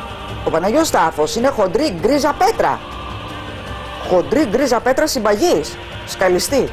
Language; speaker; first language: Greek; native; Greek